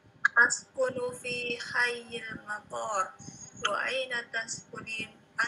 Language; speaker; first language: Arabic; non-native, learner; Indonesian